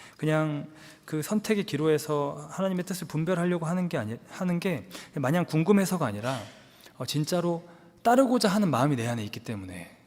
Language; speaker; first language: Korean; native; Korean